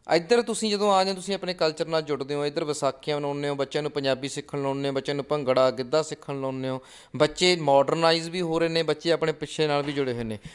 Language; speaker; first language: Punjabi; native; Punjabi